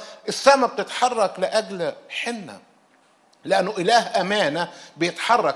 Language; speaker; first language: Arabic; native; Arabic